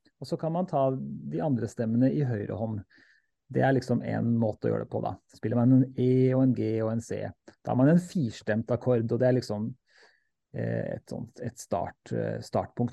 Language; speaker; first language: Norwegian; native; Norwegian